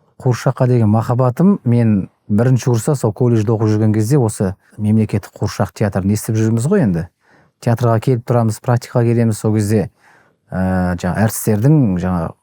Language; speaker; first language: Kazakh; native; Kazakh